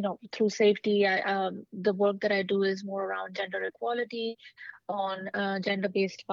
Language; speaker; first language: English; non-native, local second language; Hindi